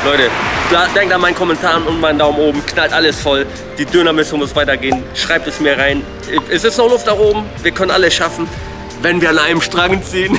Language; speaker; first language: German; native; German